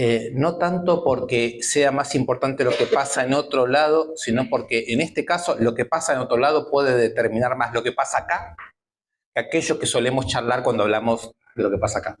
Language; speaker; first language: Spanish; native; Spanish